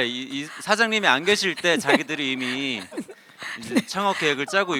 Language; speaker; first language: Korean; native; Korean